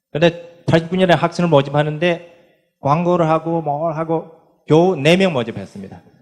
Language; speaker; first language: Korean; non-native, fluent; Chinese